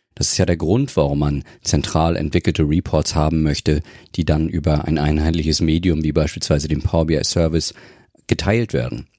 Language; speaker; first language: German; native; German